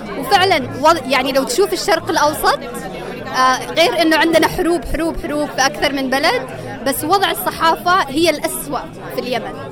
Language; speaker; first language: Arabic; native; Arabic